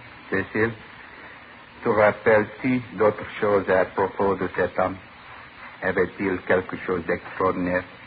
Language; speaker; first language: French; non-native, fluent; English